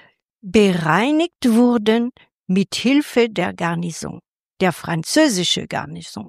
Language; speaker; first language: German; non-native, fluent; French